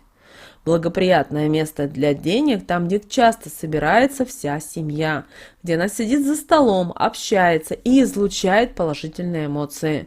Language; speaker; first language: Russian; native; Russian